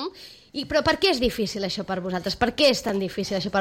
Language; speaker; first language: Catalan; native; Catalan